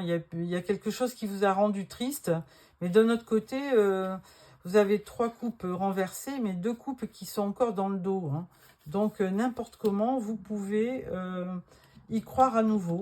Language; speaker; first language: French; native; French